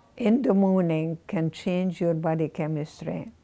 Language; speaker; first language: English; non-native, fluent; Hungarian